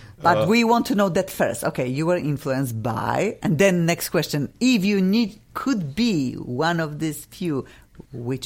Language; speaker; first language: English; non-native, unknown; Russian